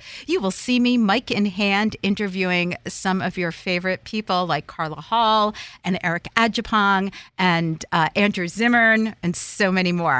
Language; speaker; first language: English; native; English